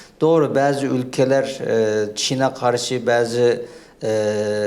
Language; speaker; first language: Turkish; non-native, fluent; Uyghur